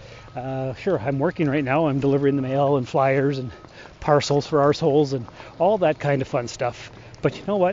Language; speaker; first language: English; native; English